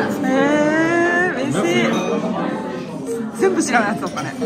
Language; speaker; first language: Japanese; native; Japanese